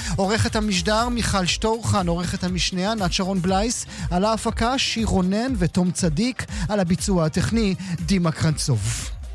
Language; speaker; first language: Hebrew; native; Hebrew